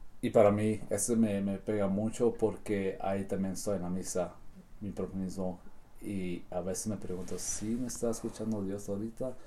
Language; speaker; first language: Spanish; early bilingual, heritage; Spanish